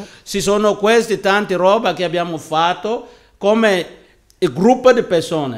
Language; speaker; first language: Italian; non-native, learner; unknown